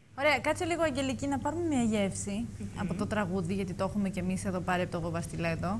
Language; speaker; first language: Greek; native; Greek